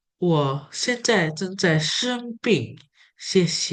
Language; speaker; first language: Chinese; non-native, learner; Indonesian